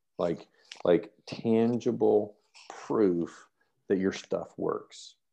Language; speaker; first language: English; native; English